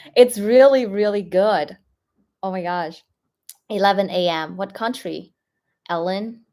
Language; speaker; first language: English; non-native, fluent; Vietnamese